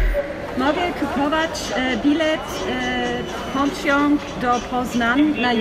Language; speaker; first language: Polish; non-native, learner; German